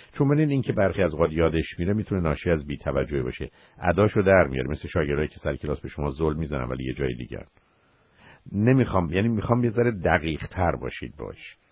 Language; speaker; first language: Persian; native; Persian